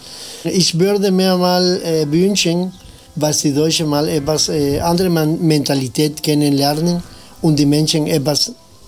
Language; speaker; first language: German; non-native, fluent; Spanish